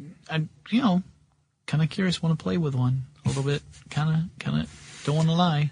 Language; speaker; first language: English; native; English